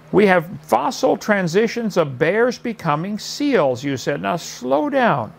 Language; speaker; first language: English; native; English